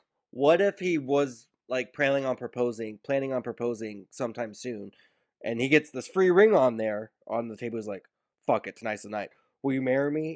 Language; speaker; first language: English; native; English